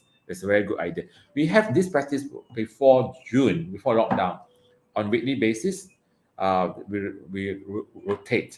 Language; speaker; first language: English; non-native, local second language; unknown